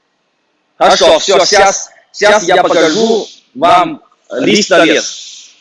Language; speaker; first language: Russian; non-native, fluent; Chinese